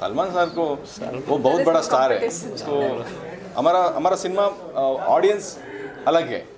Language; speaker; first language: Hindi; non-native, learner; Kannada